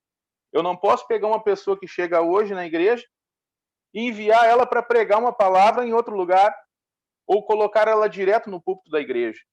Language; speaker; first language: Portuguese; native; Portuguese